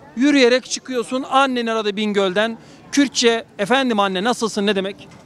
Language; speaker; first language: Turkish; native; Turkish